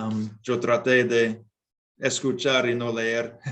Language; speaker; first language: Spanish; non-native, learner; English